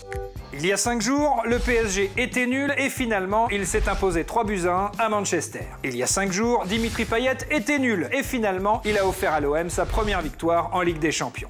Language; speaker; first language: French; native; French